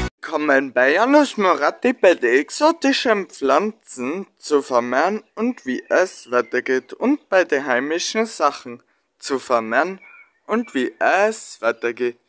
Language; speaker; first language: German; non-native, learner; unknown